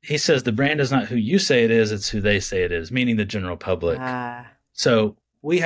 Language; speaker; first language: English; native; English